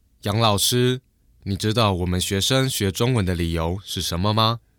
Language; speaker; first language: Chinese; non-native, fluent; English